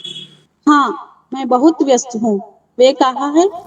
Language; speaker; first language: Hindi; non-native, learner; Telugu